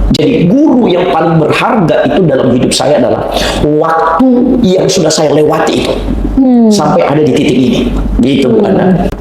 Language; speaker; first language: Indonesian; non-native, local second language; Nias